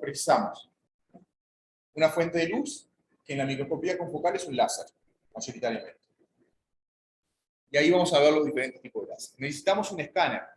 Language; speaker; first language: Spanish; native; Spanish